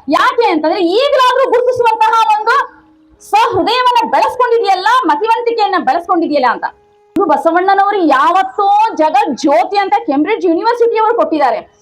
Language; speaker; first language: Kannada; non-native, local second language; Tamil